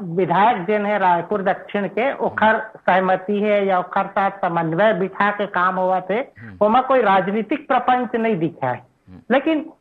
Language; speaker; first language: Hindi; native; Hindi